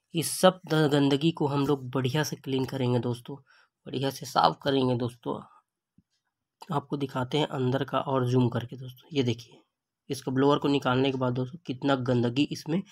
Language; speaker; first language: Hindi; native; Hindi